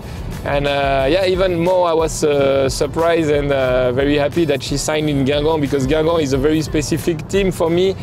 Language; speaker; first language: English; non-native, fluent; French